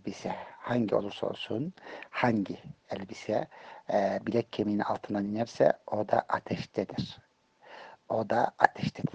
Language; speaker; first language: Turkish; native; Turkish